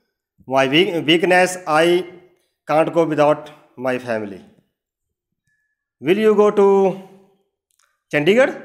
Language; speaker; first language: English; non-native, learner; Hindi